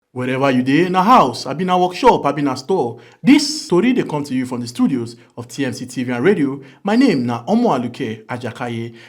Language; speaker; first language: Nigerian Pidgin; native; Nigerian Pidgin